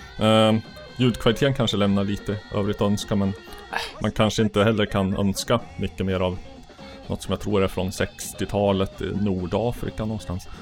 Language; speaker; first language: Swedish; native; Swedish